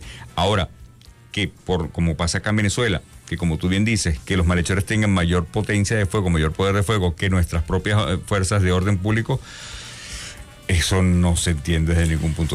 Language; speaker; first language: Spanish; native; Spanish